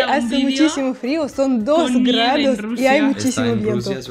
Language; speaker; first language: Spanish; non-native, fluent; Russian